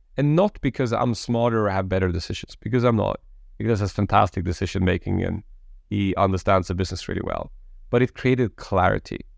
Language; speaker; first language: English; early bilingual, other home language; Polish